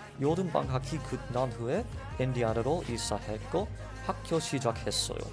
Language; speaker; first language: Korean; non-native, learner; English